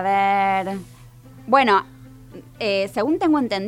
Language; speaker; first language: Spanish; native; Spanish